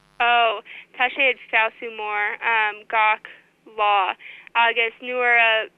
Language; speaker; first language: Irish; non-native, learner; English